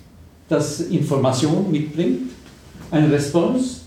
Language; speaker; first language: German; non-native, fluent; Swedish